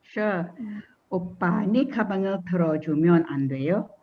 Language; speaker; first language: Korean; non-native, learner; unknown